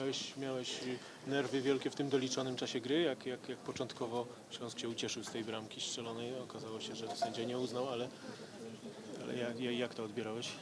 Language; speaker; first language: Polish; native; Polish